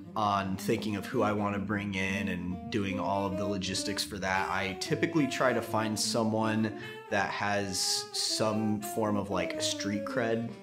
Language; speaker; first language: English; native; English